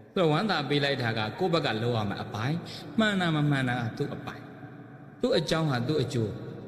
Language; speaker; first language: Burmese; native; Burmese